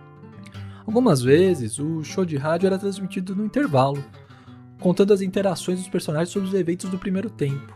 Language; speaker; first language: Portuguese; native; Portuguese